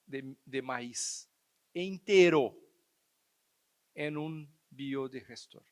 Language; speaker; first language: Spanish; non-native, fluent; Portuguese